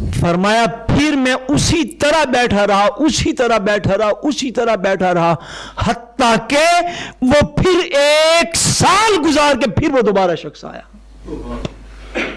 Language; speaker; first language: Urdu; non-native, local second language; Punjabi